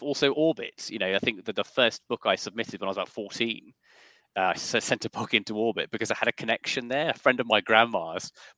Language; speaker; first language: English; native; English